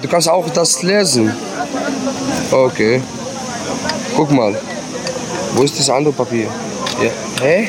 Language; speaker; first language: German; non-native, fluent; Arabic